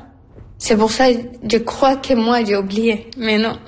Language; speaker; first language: French; non-native, learner; Arabic